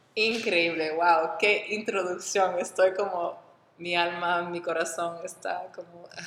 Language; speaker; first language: Spanish; early bilingual, other home language; English